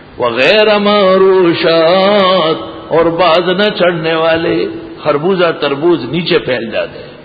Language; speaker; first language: Urdu; non-native, local second language; Pashto